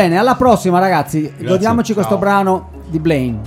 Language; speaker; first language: Italian; native; Italian